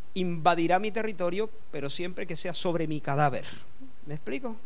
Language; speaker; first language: Spanish; native; Spanish